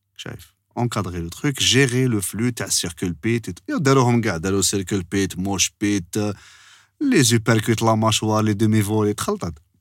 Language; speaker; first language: French; non-native, local second language; Arabic